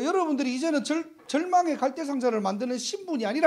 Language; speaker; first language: Korean; native; Korean